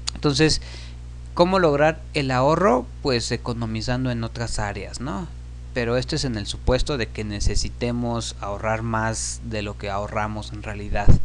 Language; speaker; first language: Spanish; native; Spanish